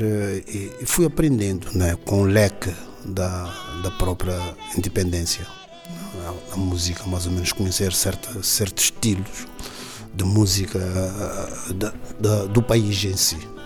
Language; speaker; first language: Portuguese; non-native, local second language; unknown